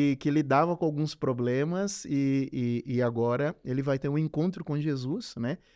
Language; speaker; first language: Portuguese; non-native, local second language; Kabuverdianu